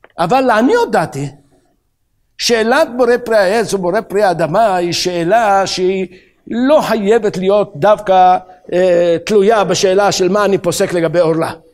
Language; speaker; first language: Hebrew; native; Hebrew